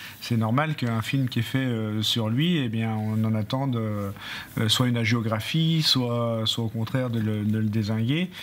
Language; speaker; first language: French; native; French